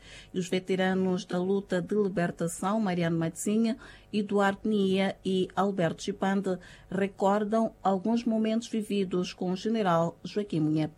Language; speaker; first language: Portuguese; native; Portuguese